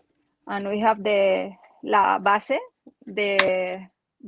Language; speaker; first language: English; non-native, learner; Spanish